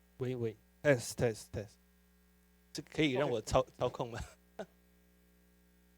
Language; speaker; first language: Chinese; native; Chinese